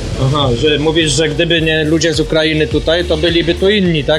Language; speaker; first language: Polish; native; Polish